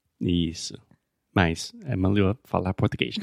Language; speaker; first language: Portuguese; non-native, fluent; English